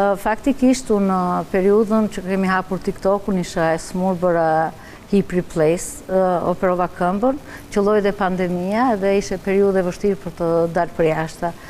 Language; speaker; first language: Albanian; native; Albanian